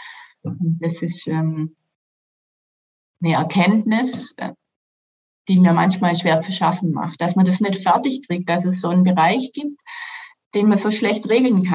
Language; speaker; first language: German; native; German